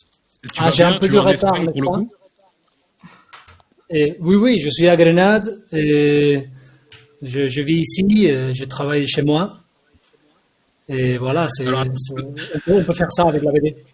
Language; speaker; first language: French; non-native, fluent; Spanish